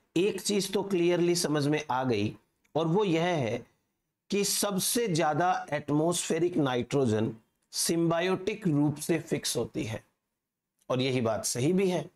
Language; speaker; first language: Hindi; native; Hindi